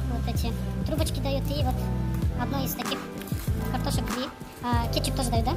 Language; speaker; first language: Russian; non-native, local second language; Kyrgyz